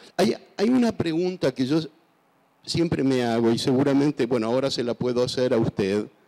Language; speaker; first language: Spanish; non-native, local second language; English